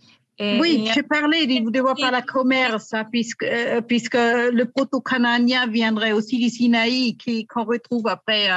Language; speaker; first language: French; native; French